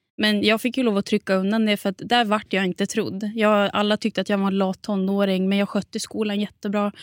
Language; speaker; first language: Swedish; native; Swedish